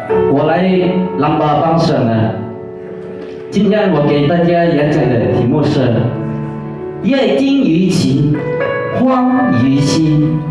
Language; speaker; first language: Chinese; non-native, learner; Lao